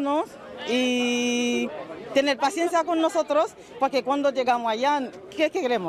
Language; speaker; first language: Spanish; non-native, learner; Haitian Creole